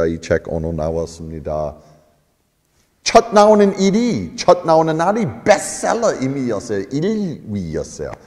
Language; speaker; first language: Korean; non-native, fluent; English